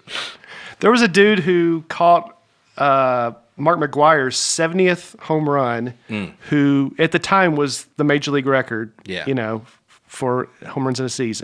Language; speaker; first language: English; native; English